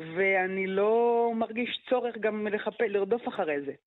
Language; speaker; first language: Hebrew; early bilingual, other home language; Arabic